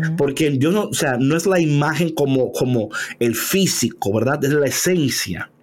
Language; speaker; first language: Spanish; early bilingual, heritage; Spanish